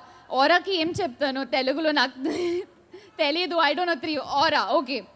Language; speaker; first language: Telugu; non-native, learner; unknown